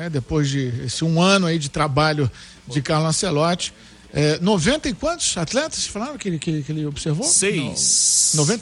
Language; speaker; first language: Portuguese; native; Portuguese